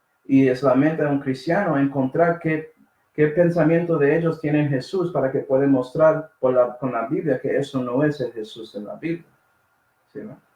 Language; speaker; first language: Spanish; non-native, fluent; English